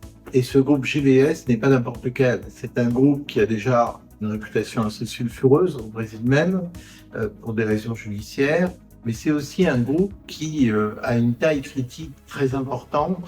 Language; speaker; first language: French; native; French